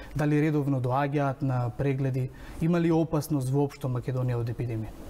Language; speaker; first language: Macedonian; native; Macedonian